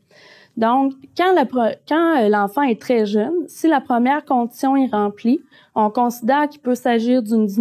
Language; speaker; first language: French; native; French